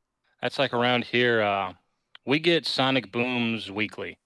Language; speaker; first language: English; native; English